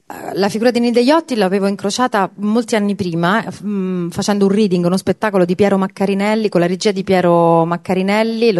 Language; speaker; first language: Italian; native; Italian